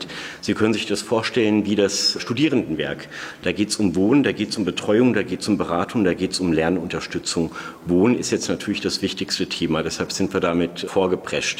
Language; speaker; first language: German; native; German